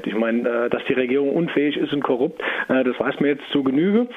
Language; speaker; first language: German; native; German